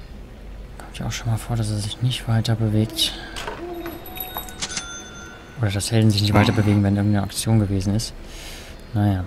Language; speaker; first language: German; native; German